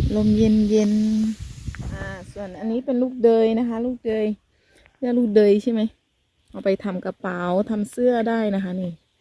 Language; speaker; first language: Thai; non-native, local second language; Akha